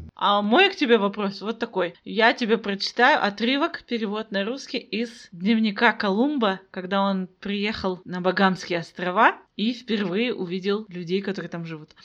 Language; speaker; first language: Russian; native; Russian